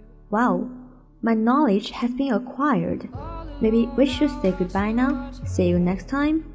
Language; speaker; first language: English; non-native, fluent; Chinese